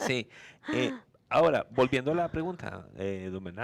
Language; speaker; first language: Spanish; native; Spanish